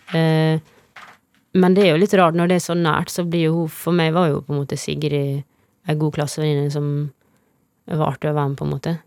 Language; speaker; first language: Norwegian; native; Norwegian